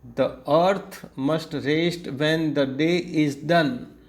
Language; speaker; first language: English; non-native, local second language; Gujarati